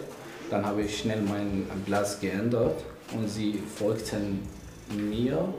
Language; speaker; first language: German; non-native, learner; Arabic